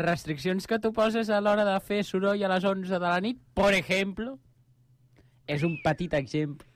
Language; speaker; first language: Catalan; native; Catalan